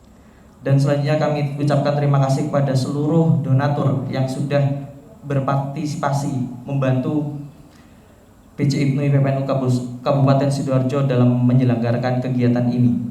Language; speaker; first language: Indonesian; native; Indonesian